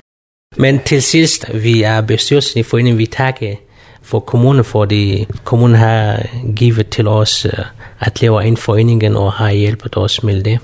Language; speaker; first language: Danish; non-native, learner; Kurdish